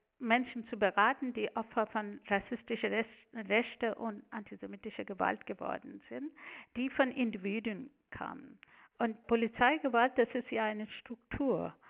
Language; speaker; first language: German; non-native, fluent; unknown